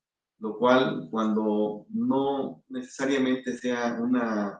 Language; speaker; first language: Spanish; native; Spanish